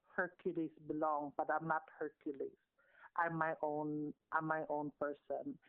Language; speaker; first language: English; non-native, local second language; Filipino